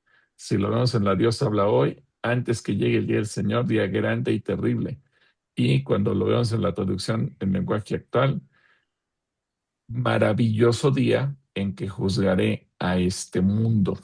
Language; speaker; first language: Spanish; native; Spanish